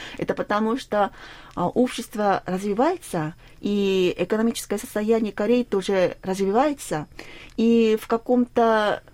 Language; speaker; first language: Russian; non-native, fluent; Korean